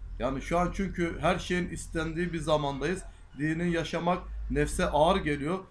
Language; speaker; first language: Turkish; non-native, local second language; Kurdish